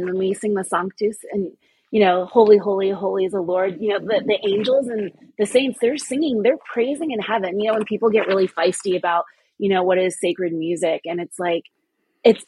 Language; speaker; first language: English; native; English